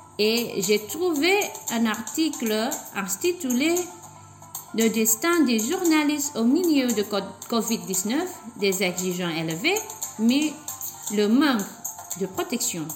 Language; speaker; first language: French; non-native, fluent; Indonesian